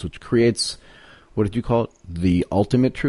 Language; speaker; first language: English; native; English